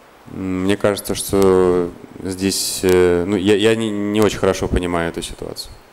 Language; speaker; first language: Russian; native; Russian